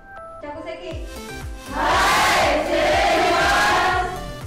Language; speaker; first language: Japanese; non-native, learner; Indonesian